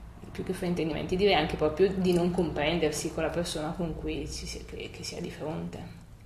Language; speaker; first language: Italian; native; Italian